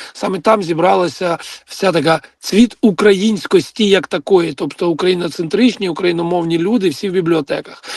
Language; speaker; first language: Ukrainian; non-native, local second language; Russian